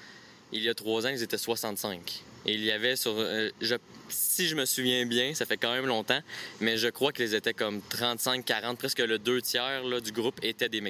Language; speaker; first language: French; native; French